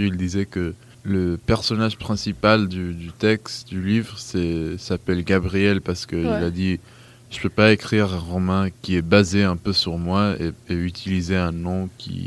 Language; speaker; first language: French; non-native, fluent; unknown